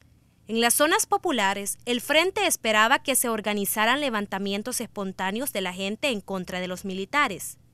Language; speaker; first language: Spanish; native; Spanish